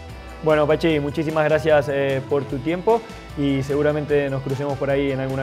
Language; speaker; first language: Spanish; native; Spanish